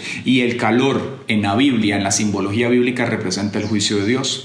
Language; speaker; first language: Spanish; native; Spanish